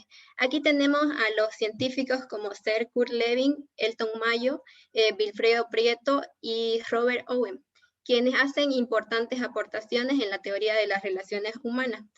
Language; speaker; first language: Spanish; native; Spanish